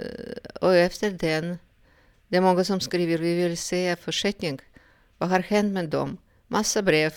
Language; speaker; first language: Swedish; non-native, fluent; Russian